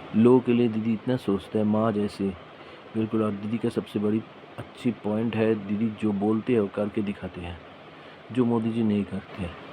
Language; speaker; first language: Hindi; non-native, local second language; Bangla